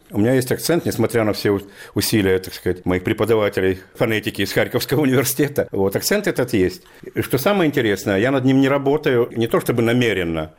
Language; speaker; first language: Russian; native; Russian